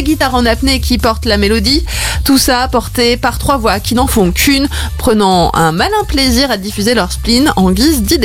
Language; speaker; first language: French; native; French